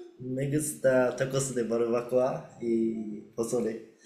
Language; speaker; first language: Spanish; non-native, learner; Japanese